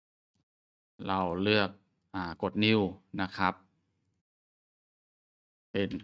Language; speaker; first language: Thai; native; Thai